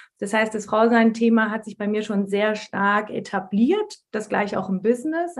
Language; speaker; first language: German; early bilingual, other home language; Turkish